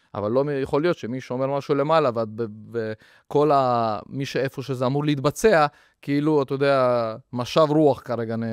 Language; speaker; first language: Hebrew; early bilingual, other home language; Russian